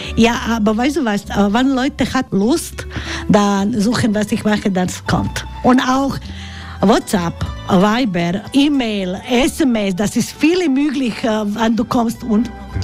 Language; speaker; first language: German; non-native, learner; Croatian